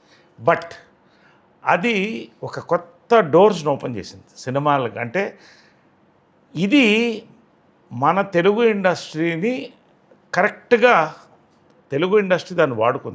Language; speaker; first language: Telugu; native; Telugu